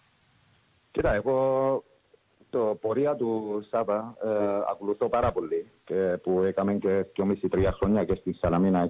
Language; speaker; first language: Greek; early bilingual, heritage; English